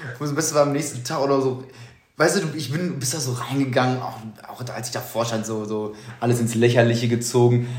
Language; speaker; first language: German; native; German